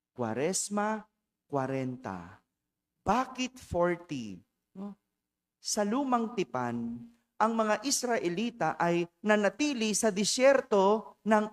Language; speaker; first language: Filipino; native; Filipino